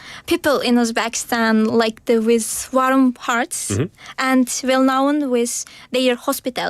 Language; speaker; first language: English; non-native, learner; Uzbek